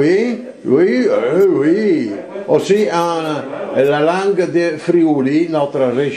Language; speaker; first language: French; non-native, fluent; Italian